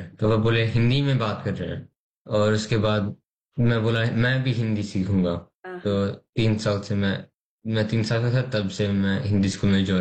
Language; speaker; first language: Hindi; early bilingual, heritage; English